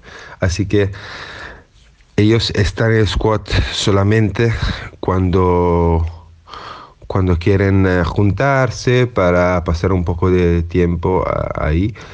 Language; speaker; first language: Spanish; non-native, fluent; Italian